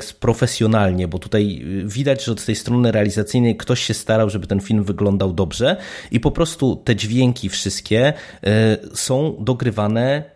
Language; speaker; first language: Polish; native; Polish